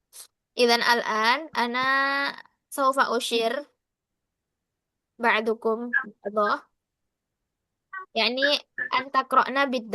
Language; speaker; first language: Arabic; non-native, fluent; Indonesian